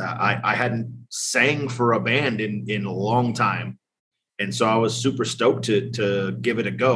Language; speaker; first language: English; native; English